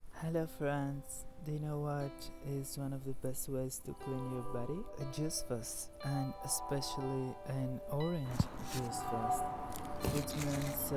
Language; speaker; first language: English; non-native, fluent; Greek